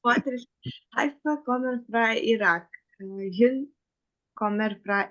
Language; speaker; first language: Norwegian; non-native, learner; Lithuanian